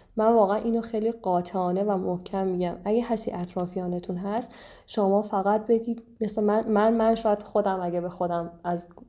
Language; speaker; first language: Persian; native; Persian